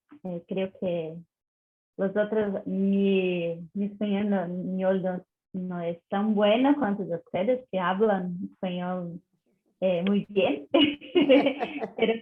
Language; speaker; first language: Spanish; non-native, learner; Portuguese